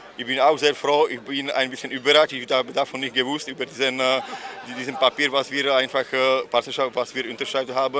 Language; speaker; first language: German; non-native, fluent; Slovak